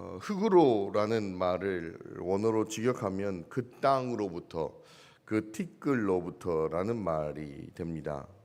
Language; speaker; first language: Korean; native; Korean